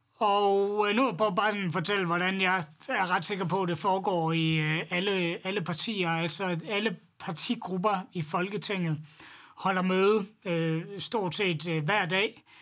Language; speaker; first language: Danish; native; Danish